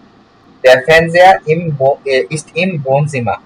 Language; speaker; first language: German; non-native, learner; Bangla